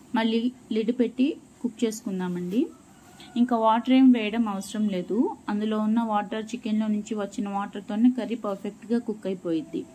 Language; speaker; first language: Telugu; non-native, local second language; Urdu